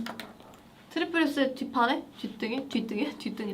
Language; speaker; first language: Korean; native; Korean